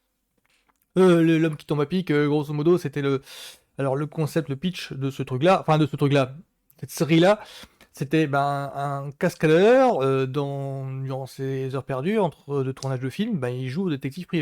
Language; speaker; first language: French; native; French